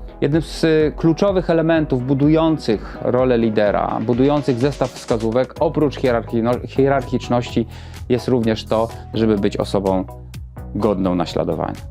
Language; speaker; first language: Polish; native; Polish